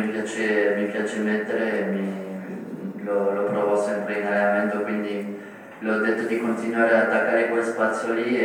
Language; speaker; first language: Italian; non-native, fluent; French